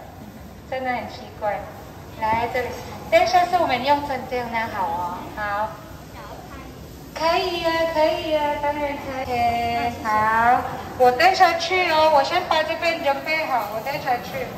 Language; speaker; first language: Chinese; non-native, learner; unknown